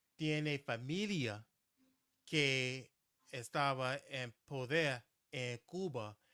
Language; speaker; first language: Spanish; non-native, learner; English